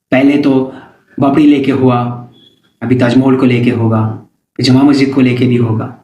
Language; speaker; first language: Hindi; non-native, local second language; Bangla